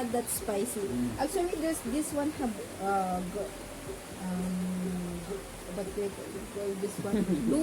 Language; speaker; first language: English; non-native, local second language; Filipino